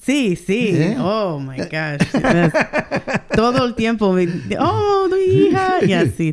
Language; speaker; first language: Spanish; early bilingual, heritage; Spanish